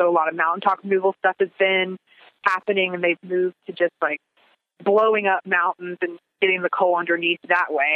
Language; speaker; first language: English; native; English